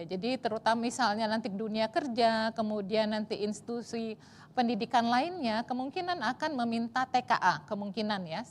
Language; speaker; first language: Indonesian; native; Indonesian